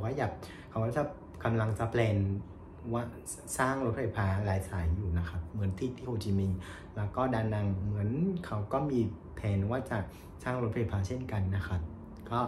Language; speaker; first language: Thai; non-native, fluent; Vietnamese